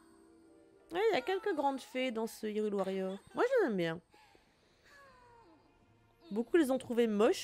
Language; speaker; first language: French; native; French